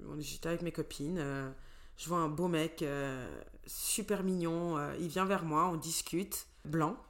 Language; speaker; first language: French; early bilingual, other home language; Portuguese